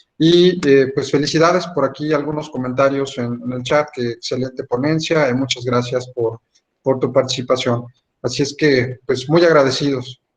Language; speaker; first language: Spanish; native; Spanish